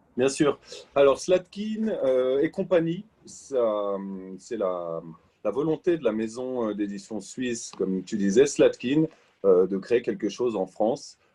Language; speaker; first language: French; native; French